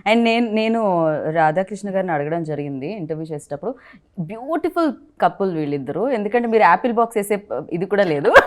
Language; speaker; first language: Telugu; native; Telugu